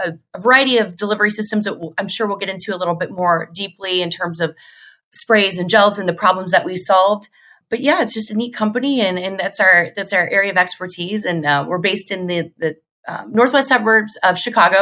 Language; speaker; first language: English; native; English